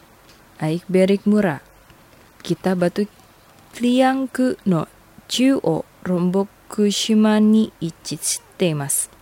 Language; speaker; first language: Japanese; non-native, fluent; Indonesian